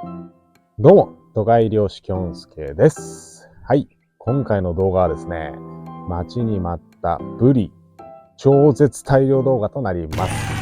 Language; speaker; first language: Japanese; native; Japanese